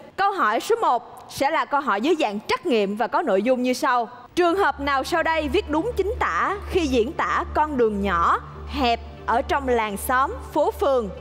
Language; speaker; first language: Vietnamese; native; Vietnamese